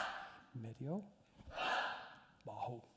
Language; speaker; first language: Spanish; non-native, learner; English